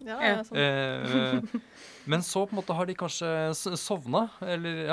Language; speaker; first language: Norwegian; native; Norwegian